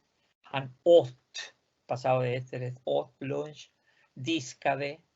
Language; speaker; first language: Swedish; non-native, fluent; Spanish